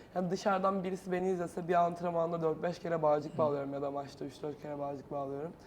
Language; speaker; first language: Turkish; native; Turkish